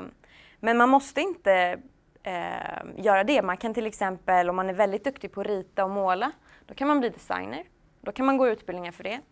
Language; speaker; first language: Swedish; native; Swedish